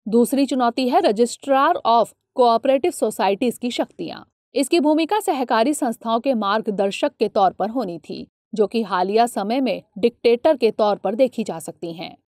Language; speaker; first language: Hindi; native; Hindi